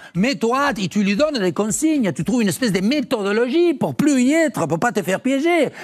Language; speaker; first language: French; non-native, fluent; Spanish